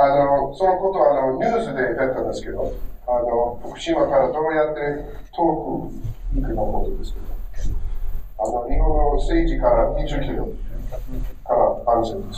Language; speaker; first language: Japanese; non-native, learner; English